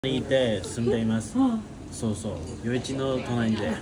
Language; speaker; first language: Japanese; non-native, learner; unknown